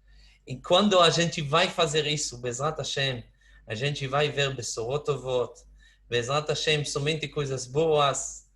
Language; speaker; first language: Portuguese; non-native, fluent; Hebrew